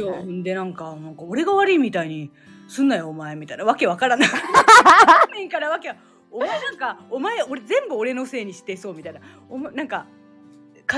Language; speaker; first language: Japanese; native; Japanese